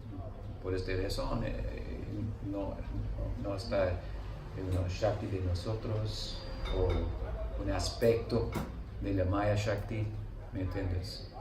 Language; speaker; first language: Spanish; non-native, learner; English